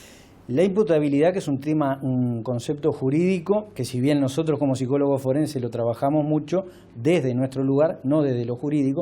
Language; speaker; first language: Spanish; native; Spanish